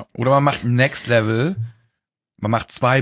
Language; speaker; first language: German; native; German